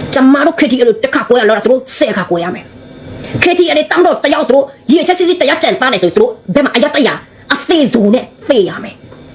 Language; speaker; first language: Burmese; non-native, local second language; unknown